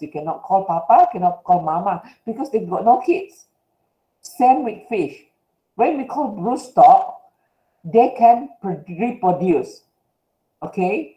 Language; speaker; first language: English; non-native, local second language; Malay